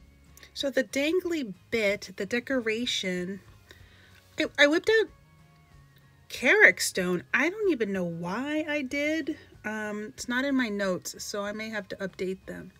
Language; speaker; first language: English; native; English